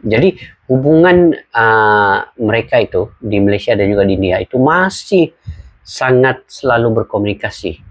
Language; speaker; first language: Malay; native; Malay